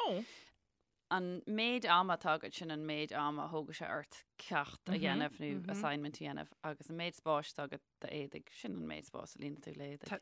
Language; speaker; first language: Irish; native; Irish